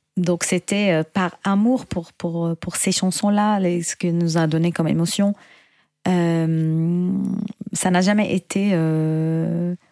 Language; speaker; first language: French; non-native, fluent; Arabic